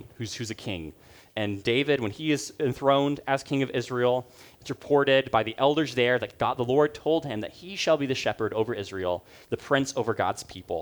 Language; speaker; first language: English; native; English